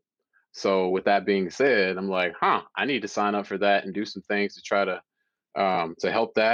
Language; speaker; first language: English; native; English